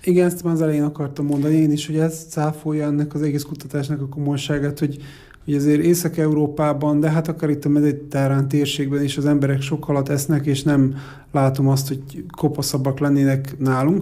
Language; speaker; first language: Hungarian; native; Hungarian